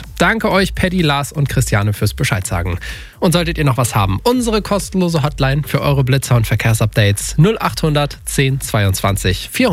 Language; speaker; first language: German; native; German